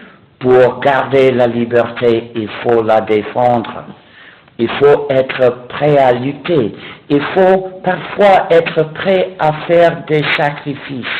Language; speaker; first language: French; non-native, fluent; English